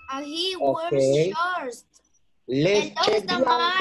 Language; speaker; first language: English; non-native, fluent; Spanish